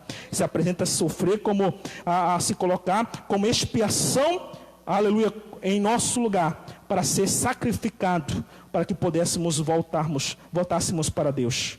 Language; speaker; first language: Portuguese; native; Portuguese